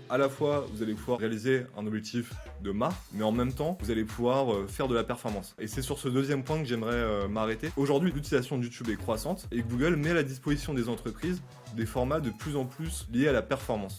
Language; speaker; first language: French; native; French